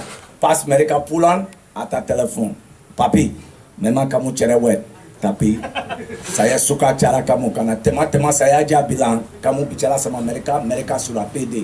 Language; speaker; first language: Indonesian; non-native, fluent; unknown